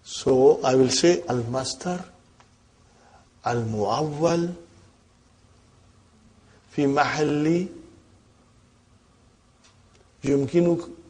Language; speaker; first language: Arabic; non-native, fluent; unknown